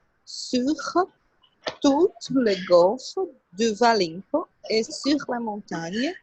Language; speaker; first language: French; non-native, learner; Portuguese